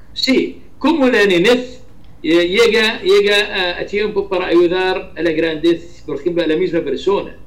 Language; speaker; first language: Spanish; non-native, fluent; Arabic